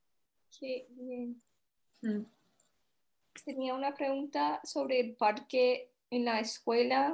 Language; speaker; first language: Spanish; early bilingual, heritage; Spanish